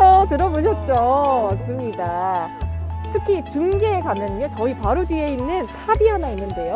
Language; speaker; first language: Korean; native; Korean